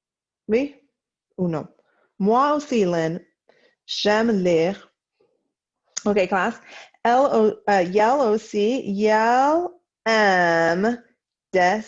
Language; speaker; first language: French; non-native, fluent; English